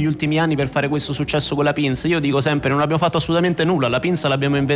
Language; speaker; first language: Italian; native; Italian